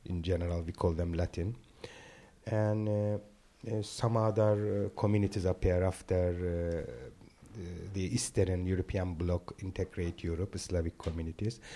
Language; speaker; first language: English; non-native, fluent; Turkish